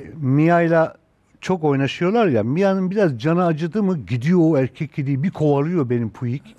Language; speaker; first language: Turkish; native; Turkish